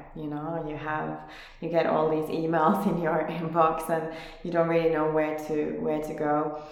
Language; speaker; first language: English; non-native, fluent; Finnish